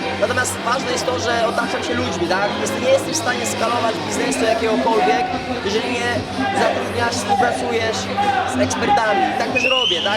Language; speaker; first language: Polish; native; Polish